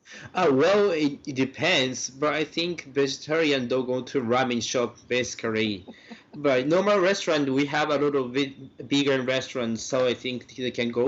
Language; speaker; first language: English; non-native, fluent; Japanese